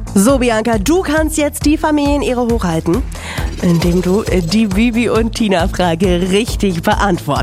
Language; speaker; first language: German; native; German